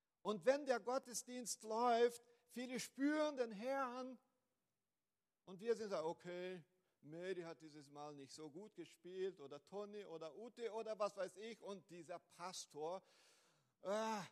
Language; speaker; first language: German; non-native, fluent; Portuguese